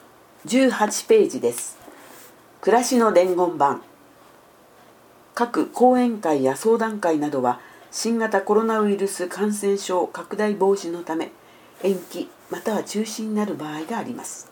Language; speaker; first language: Japanese; native; Japanese